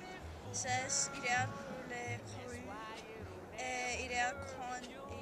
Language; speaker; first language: French; non-native, learner; English